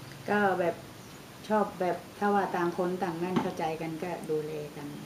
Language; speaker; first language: Thai; native; Thai